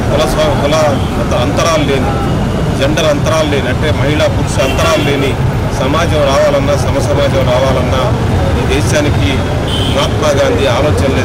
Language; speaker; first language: Telugu; native; Telugu